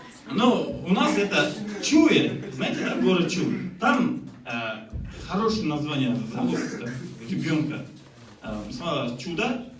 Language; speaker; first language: Russian; non-native, local second language; Kazakh